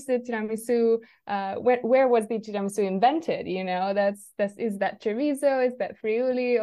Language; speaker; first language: English; non-native, fluent; Italian